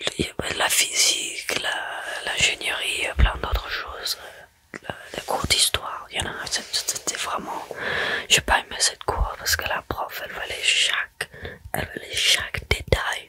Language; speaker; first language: French; early bilingual, heritage; French